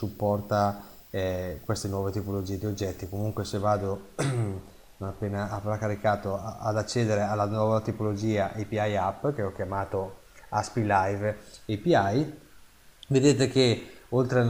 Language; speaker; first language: Italian; native; Italian